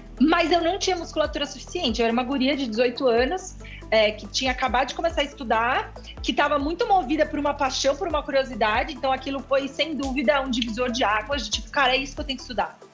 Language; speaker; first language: Portuguese; native; Portuguese